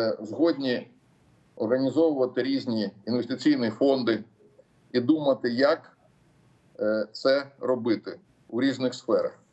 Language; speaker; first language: Ukrainian; non-native, local second language; Russian